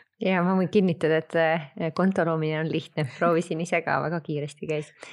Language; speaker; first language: Estonian; native; Estonian